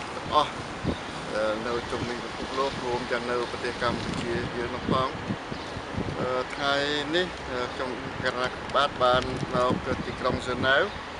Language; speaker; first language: Khmer; native; Khmer